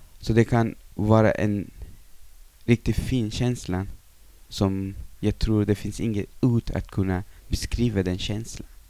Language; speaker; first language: Swedish; non-native, fluent; Persian